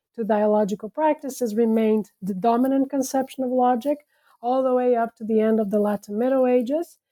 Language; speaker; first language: English; non-native, fluent; Portuguese